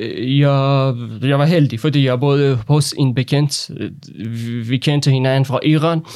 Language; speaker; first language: Danish; non-native, learner; Persian